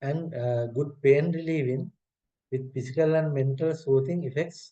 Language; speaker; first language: English; non-native, local second language; Sinhala